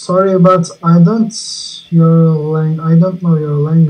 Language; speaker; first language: English; non-native, fluent; Turkish